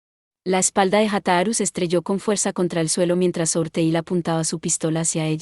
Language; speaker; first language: Spanish; native; Spanish